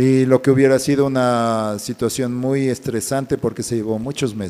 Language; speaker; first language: Spanish; native; Spanish